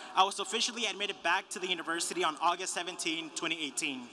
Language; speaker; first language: English; early bilingual, other home language; Spanish